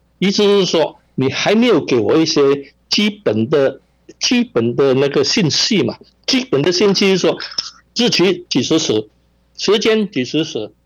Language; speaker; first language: Chinese; non-native, local second language; Min Nan Chinese